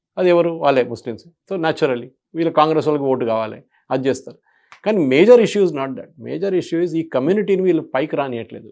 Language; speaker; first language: Telugu; non-native, local second language; Malayalam